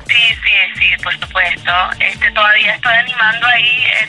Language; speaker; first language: Spanish; early bilingual, heritage; Spanish